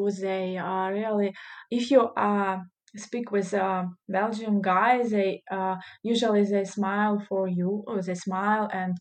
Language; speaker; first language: English; non-native, learner; Russian